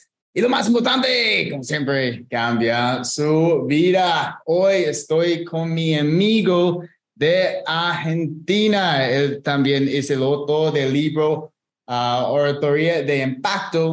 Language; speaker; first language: Spanish; non-native, fluent; English